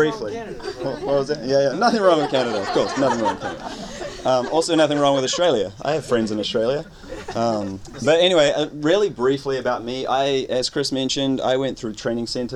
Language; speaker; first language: English; native; English